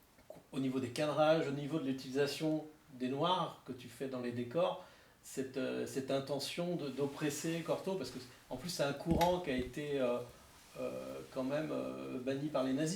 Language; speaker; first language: French; native; French